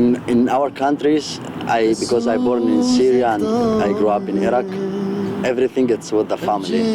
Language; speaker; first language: English; non-native, fluent; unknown